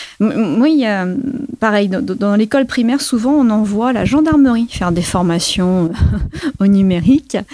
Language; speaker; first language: French; native; French